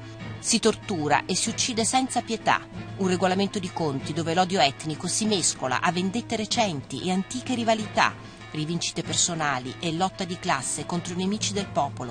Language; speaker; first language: Italian; native; Italian